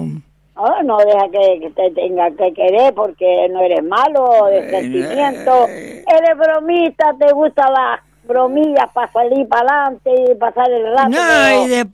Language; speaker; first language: Spanish; native; Spanish